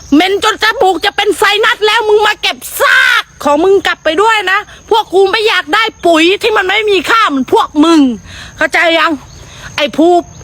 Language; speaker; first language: Thai; native; Thai